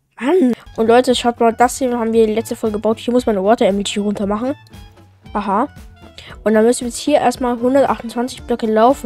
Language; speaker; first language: German; native; German